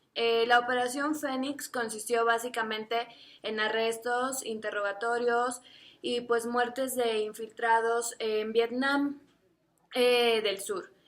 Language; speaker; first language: Spanish; native; Spanish